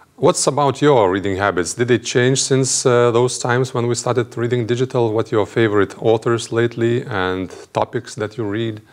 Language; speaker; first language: English; non-native, fluent; Lithuanian